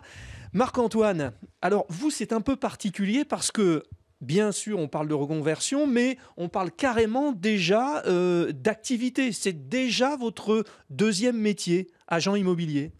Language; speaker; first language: French; native; French